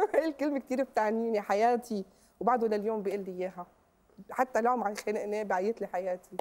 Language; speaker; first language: Arabic; native; Arabic